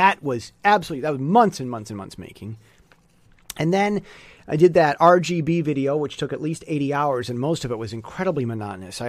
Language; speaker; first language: English; native; English